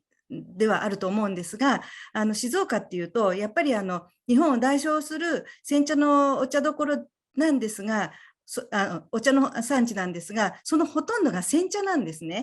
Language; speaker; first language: Japanese; native; Japanese